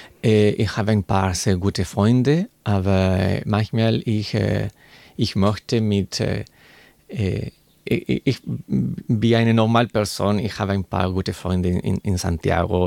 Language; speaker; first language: German; non-native, learner; Spanish